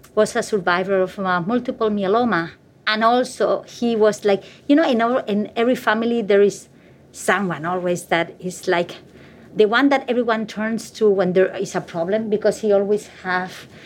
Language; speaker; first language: English; non-native, fluent; Spanish